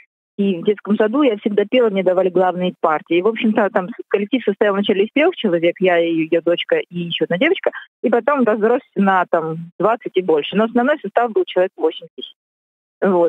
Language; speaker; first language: Russian; native; Russian